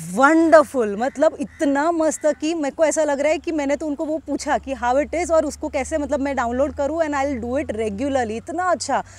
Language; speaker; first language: Hindi; non-native, local second language; Marathi